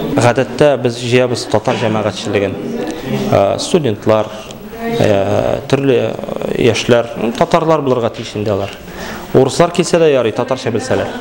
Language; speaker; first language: Tatar; non-native, local second language; Russian